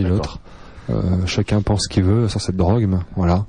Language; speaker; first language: French; native; French